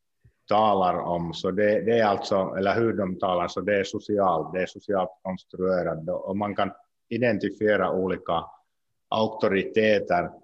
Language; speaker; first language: Swedish; non-native, local second language; Finnish